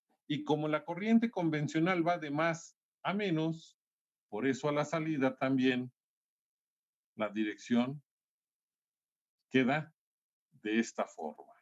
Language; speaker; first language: Spanish; native; Spanish